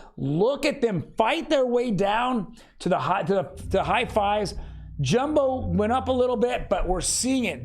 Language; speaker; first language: English; native; English